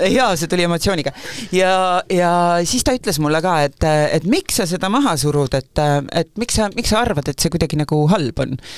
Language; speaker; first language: Estonian; native; Estonian